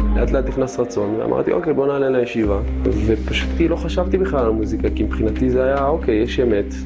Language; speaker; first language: Hebrew; early bilingual, other home language; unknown